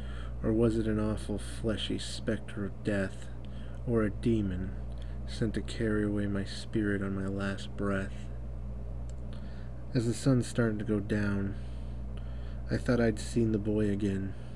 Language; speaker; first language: English; native; English